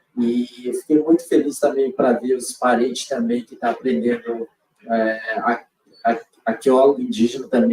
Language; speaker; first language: Portuguese; non-native, local second language; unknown